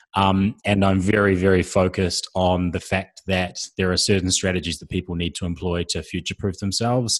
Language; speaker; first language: English; native; English